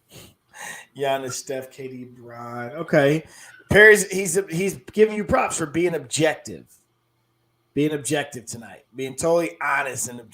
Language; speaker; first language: English; native; English